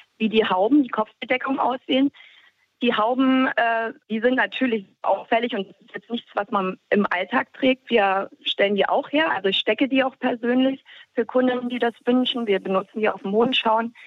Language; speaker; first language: German; native; German